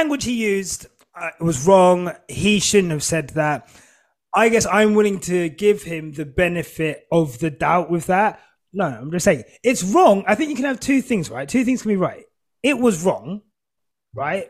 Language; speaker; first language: English; native; English